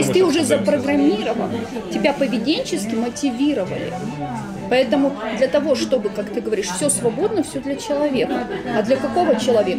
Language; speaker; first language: Russian; native; Russian